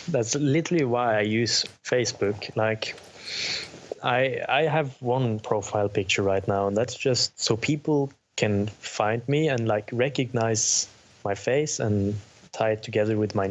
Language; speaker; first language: English; non-native, fluent; Norwegian